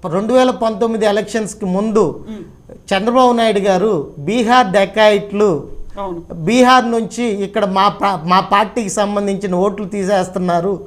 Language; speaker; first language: Telugu; native; Telugu